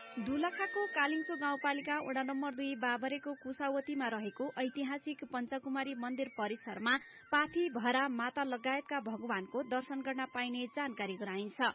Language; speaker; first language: Nepali; native; Nepali